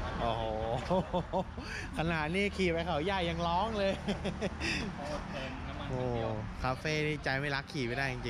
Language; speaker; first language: Thai; native; Thai